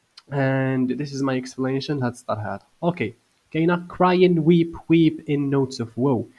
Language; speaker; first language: English; non-native, learner; Arabic